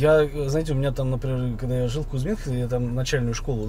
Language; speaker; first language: Russian; native; Russian